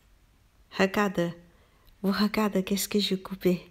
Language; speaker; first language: French; non-native, learner; Chinese